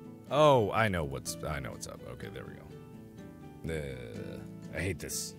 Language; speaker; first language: English; native; English